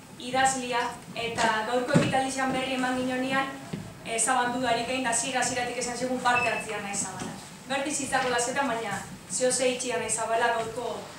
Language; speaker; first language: Basque; native; Basque